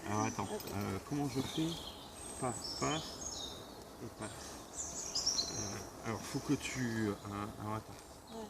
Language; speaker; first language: French; native; French